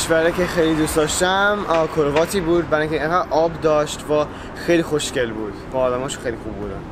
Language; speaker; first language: Persian; early bilingual, heritage; Persian